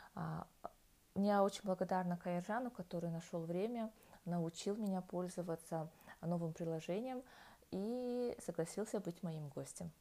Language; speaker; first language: Russian; non-native, local second language; Kazakh